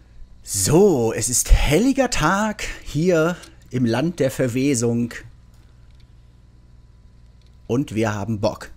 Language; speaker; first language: German; native; German